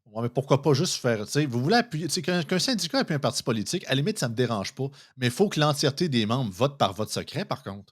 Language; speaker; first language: French; native; French